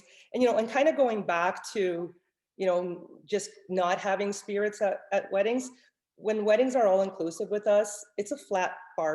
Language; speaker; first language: English; native; English